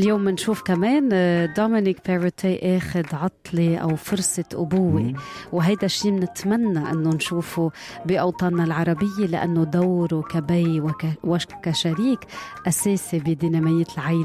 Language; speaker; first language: Arabic; native; Arabic